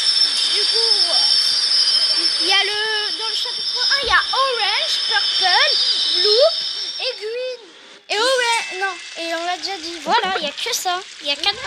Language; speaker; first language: French; native; French